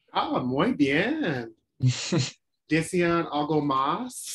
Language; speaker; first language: Spanish; non-native, learner; English